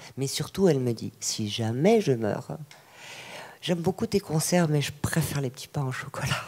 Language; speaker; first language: French; native; French